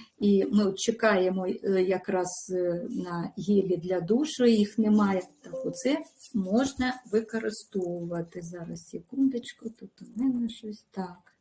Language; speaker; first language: Ukrainian; non-native, local second language; Russian